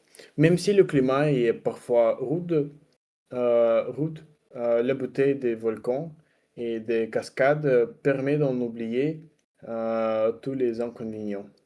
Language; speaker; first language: French; non-native, learner; Russian